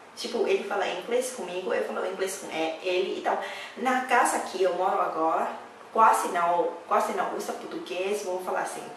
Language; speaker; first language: Portuguese; non-native, learner; Thai